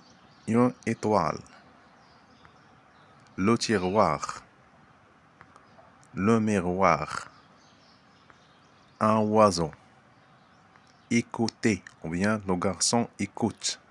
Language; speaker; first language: French; non-native, fluent; Arabic